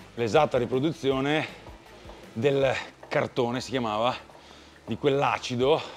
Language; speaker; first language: Italian; non-native, local second language; Venetian